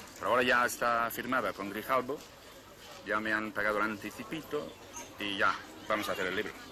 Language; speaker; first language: Spanish; non-native, fluent; English